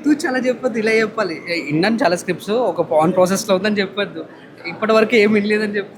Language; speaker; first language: Telugu; native; Telugu